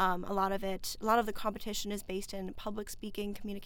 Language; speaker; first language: English; native; English